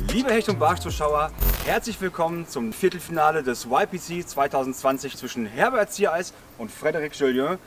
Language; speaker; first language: German; native; German